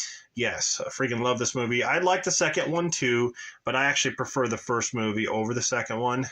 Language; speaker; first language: English; native; English